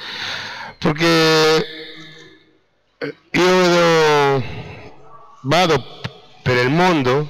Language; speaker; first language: Italian; non-native, fluent; Spanish